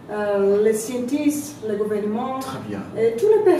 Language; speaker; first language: French; non-native, learner; Portuguese